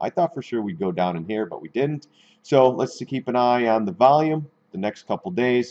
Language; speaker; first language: English; native; English